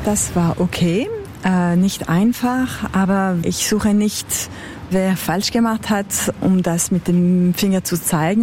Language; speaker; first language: German; non-native, local second language; French